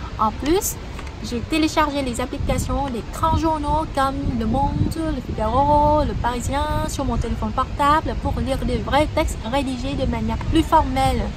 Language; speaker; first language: French; non-native, fluent; Vietnamese